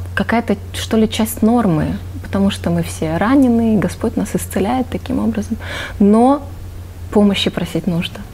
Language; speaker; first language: Russian; native; Russian